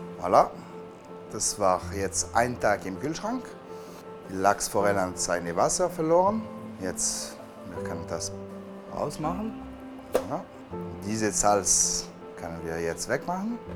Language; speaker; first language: German; non-native, learner; French